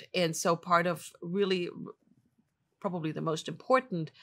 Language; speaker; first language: English; non-native, fluent; German